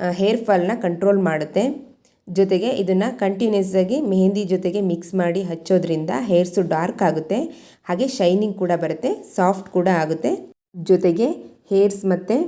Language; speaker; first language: Kannada; native; Kannada